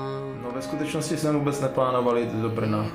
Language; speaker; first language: Czech; native; Czech